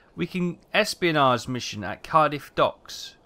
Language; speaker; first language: English; native; English